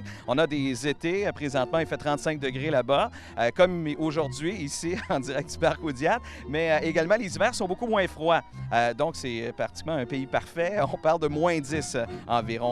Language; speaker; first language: French; native; French